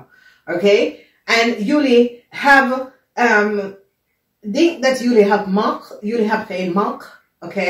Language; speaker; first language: Dutch; non-native, fluent; English